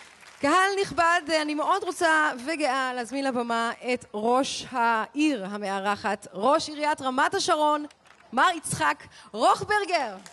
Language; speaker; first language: Hebrew; native; Hebrew